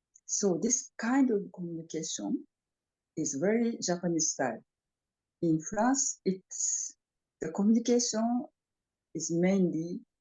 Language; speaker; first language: English; non-native, fluent; Japanese